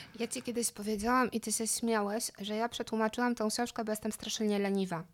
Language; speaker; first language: Polish; native; Polish